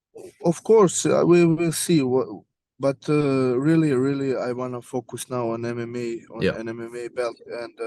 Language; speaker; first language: English; non-native, learner; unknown